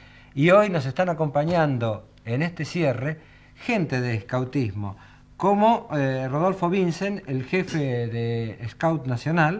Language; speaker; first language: Spanish; native; Spanish